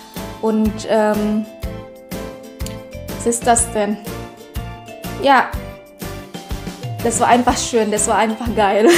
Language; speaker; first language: German; non-native, learner; Indonesian